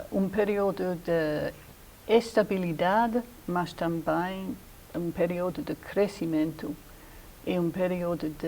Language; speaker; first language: Portuguese; non-native, fluent; English